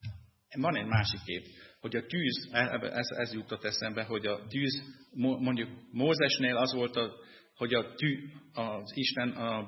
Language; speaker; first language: Hungarian; non-native, fluent; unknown